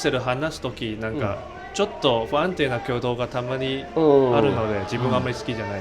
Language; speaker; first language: Japanese; non-native, fluent; Cantonese